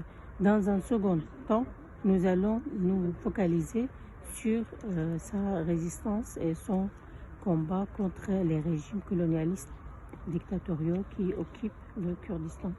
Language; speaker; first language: French; non-native, fluent; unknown